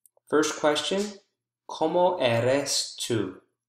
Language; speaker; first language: Spanish; non-native, fluent; English